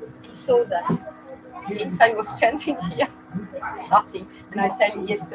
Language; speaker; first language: English; non-native, learner; French